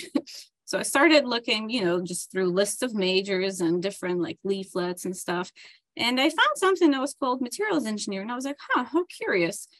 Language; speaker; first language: English; non-native, fluent; Ukrainian